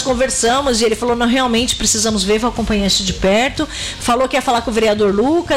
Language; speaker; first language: Portuguese; native; Portuguese